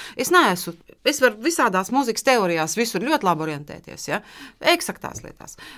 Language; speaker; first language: Latvian; native; Latvian